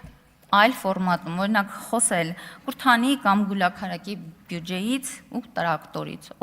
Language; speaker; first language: Armenian; native; Armenian